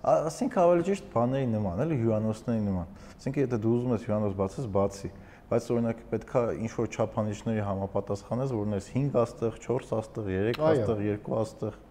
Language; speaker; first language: Armenian; native; Armenian